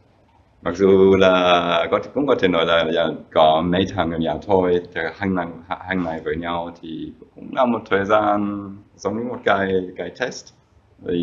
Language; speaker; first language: Vietnamese; non-native, fluent; German